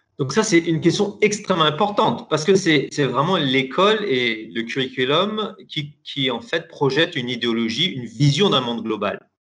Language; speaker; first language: French; non-native, local second language; Persian